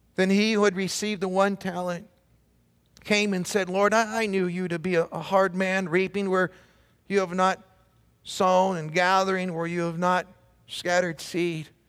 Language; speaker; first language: English; native; English